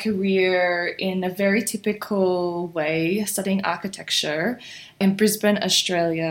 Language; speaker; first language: English; native; English